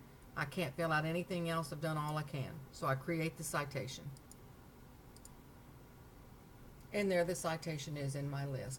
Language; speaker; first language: English; native; English